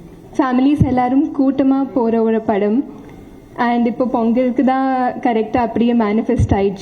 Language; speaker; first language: Tamil; non-native, fluent; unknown